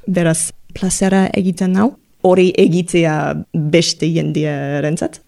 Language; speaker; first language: Basque; non-native, learner; English